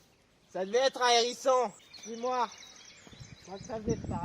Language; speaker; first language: French; native; French